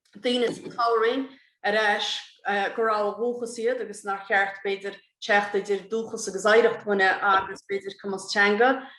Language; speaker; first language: Irish; native; Irish